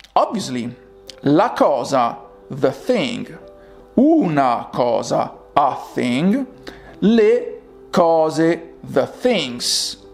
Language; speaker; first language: English; non-native, fluent; Italian